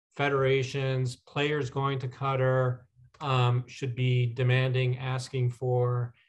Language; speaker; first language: English; non-native, fluent; Spanish